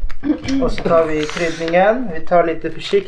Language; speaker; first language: Swedish; native; Swedish